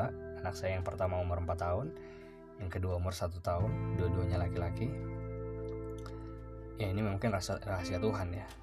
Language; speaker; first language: Indonesian; native; Indonesian